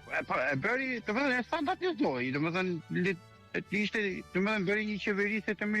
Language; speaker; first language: Albanian; native; Albanian